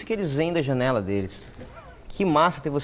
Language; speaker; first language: Portuguese; native; Portuguese